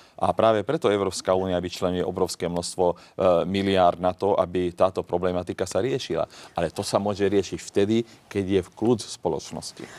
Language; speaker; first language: Slovak; non-native, local second language; Hungarian